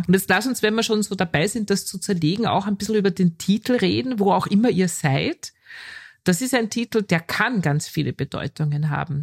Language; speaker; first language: German; native; German